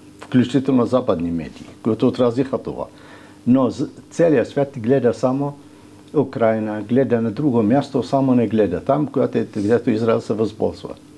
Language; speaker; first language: Bulgarian; non-native, fluent; Arabic